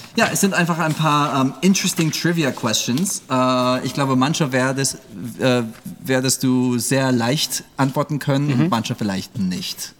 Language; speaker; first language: German; non-native, fluent; English